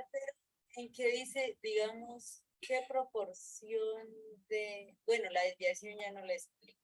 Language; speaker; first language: Spanish; native; Spanish